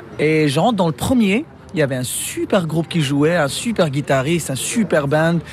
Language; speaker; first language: French; non-native, local second language; Arabic